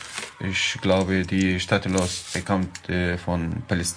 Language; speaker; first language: German; non-native, learner; Arabic